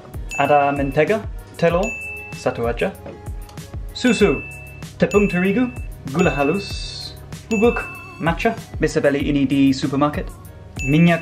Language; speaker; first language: Indonesian; non-native, fluent; English